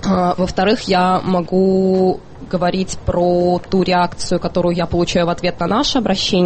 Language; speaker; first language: Russian; native; Russian